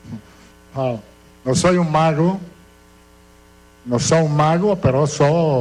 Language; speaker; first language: Portuguese; non-native, fluent; Italian